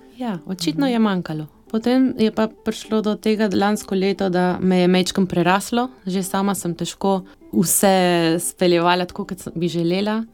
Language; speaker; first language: Slovenian; early bilingual, heritage; Slovenian